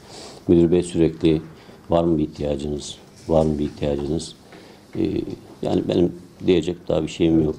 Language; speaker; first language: Turkish; native; Turkish